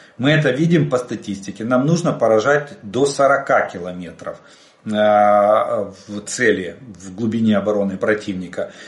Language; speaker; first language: Russian; native; Russian